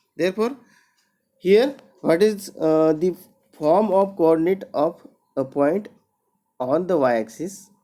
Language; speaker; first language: English; non-native, local second language; Marathi